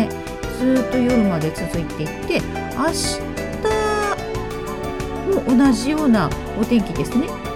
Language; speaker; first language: Japanese; native; Japanese